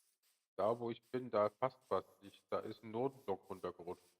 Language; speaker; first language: German; native; German